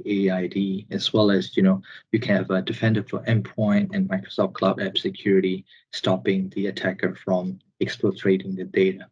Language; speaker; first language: English; non-native, fluent; Burmese